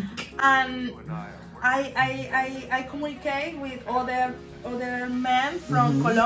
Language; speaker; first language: English; non-native, learner; Spanish